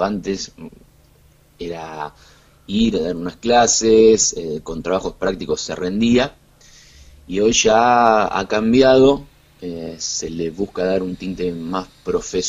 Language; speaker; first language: Spanish; native; Spanish